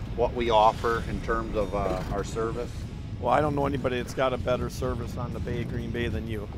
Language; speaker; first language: English; native; English